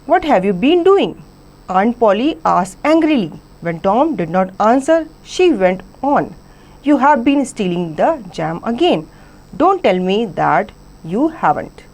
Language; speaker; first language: English; non-native, local second language; Hindi